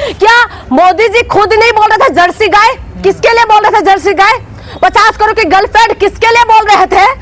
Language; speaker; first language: Hindi; non-native, local second language; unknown